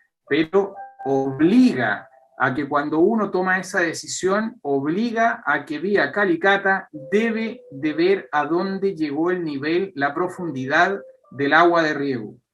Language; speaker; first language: Spanish; native; Spanish